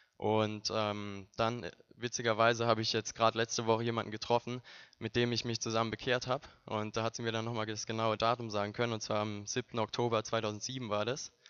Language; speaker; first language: German; native; German